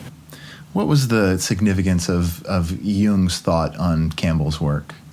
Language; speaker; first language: English; native; English